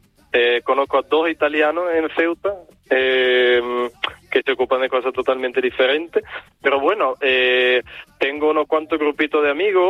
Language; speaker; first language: Spanish; non-native, fluent; Italian